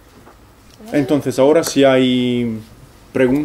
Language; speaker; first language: Spanish; non-native, fluent; Italian